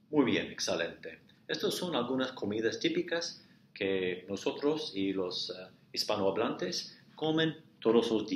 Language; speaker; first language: Spanish; non-native, fluent; English